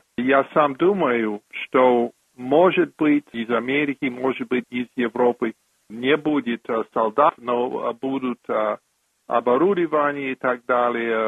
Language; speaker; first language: Russian; non-native, fluent; English